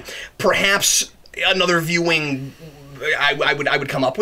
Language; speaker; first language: English; native; English